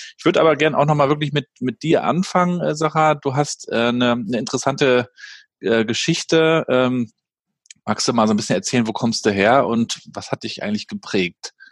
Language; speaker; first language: German; native; German